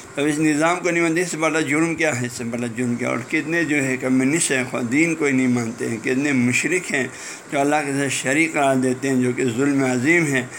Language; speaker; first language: Urdu; non-native, local second language; Balti